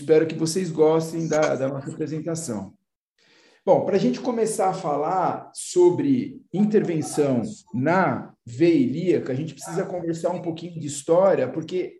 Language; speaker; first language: Portuguese; native; Portuguese